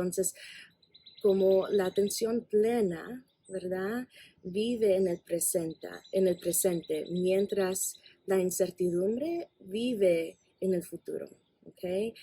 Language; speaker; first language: Spanish; non-native, fluent; English